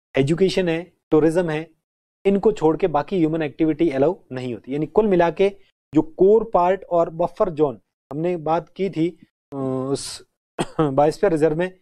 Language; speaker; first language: Hindi; native; Hindi